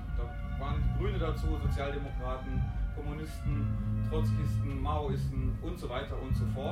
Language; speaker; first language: German; native; German